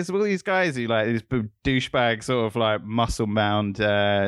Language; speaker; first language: English; native; English